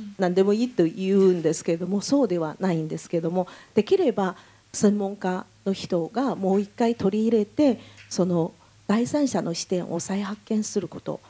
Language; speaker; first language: Japanese; non-native, fluent; Chinese